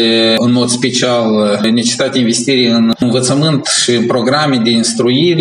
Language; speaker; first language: Romanian; native; Romanian